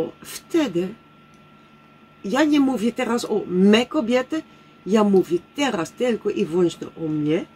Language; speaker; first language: Polish; non-native, learner; Dutch